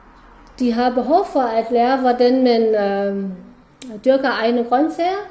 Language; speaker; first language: Danish; non-native, fluent; German